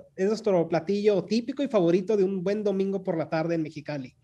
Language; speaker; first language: Spanish; native; Spanish